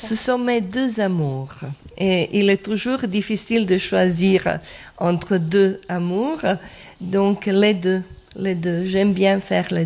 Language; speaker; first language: French; non-native, fluent; Croatian